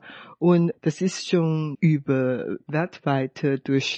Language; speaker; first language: German; non-native, fluent; Chinese